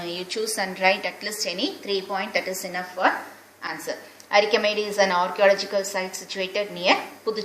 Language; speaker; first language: English; non-native, local second language; Tamil